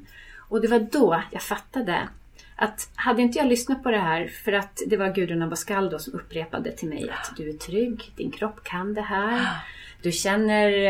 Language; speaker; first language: Swedish; native; Swedish